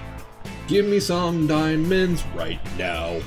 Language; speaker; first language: English; native; English